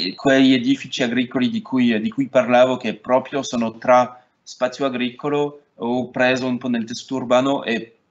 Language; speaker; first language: Italian; non-native, fluent; French